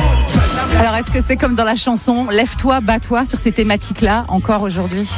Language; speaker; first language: French; native; French